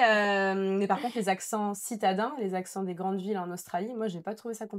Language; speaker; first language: French; native; French